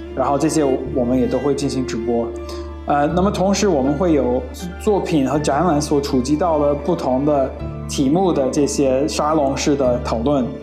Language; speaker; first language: Chinese; non-native, fluent; English